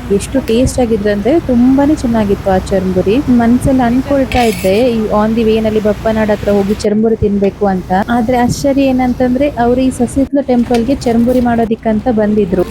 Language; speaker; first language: Kannada; native; Kannada